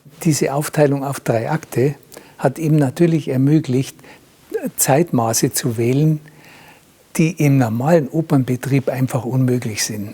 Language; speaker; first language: German; native; German